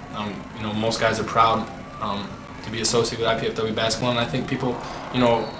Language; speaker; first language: English; native; English